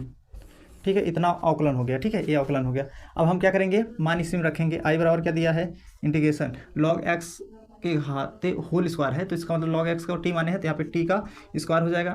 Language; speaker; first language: Hindi; native; Hindi